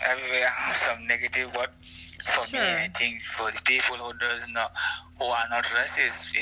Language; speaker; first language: English; non-native, local second language; Fula